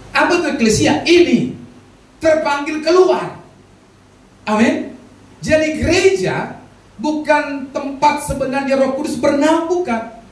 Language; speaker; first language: Indonesian; non-native, local second language; Batak Toba